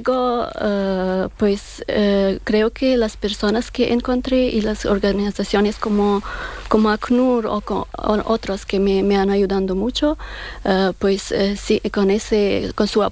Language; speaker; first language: Spanish; non-native, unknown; Persian